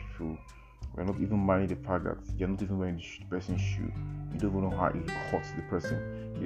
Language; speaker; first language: English; non-native, local second language; Yoruba